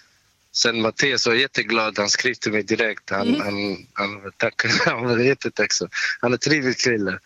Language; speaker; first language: Swedish; non-native, learner; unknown